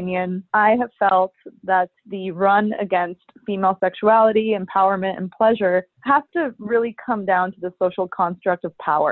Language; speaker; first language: English; native; English